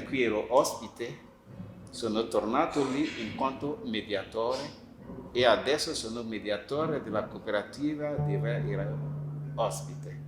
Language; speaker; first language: Italian; non-native, fluent; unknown